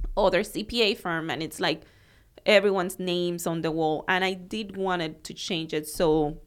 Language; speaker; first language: English; non-native, fluent; Spanish